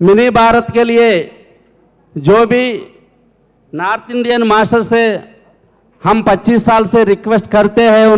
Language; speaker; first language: Hindi; non-native, local second language; Telugu